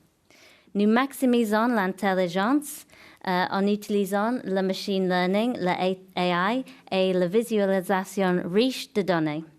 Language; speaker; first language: French; non-native, fluent; English